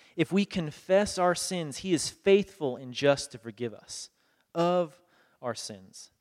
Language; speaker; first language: English; native; English